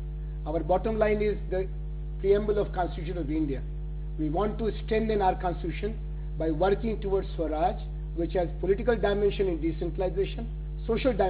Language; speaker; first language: English; non-native, local second language; Hindi